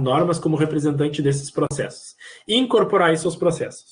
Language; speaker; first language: Portuguese; native; Portuguese